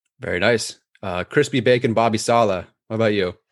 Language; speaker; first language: English; native; English